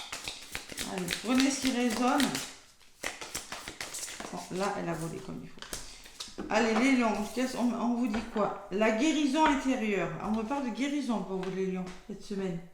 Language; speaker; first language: French; native; French